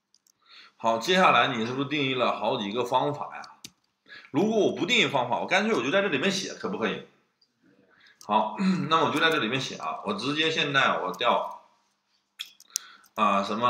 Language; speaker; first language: Chinese; native; Chinese